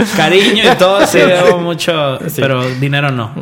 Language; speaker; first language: Spanish; non-native, fluent; French